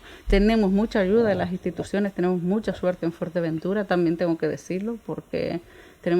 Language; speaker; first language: Spanish; native; Spanish